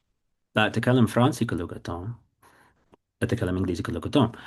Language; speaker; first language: Arabic; non-native, fluent; English